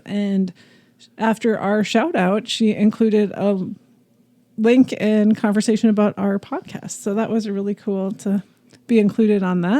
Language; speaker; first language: English; native; English